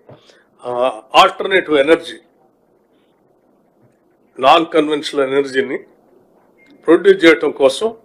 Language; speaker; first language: Telugu; native; Telugu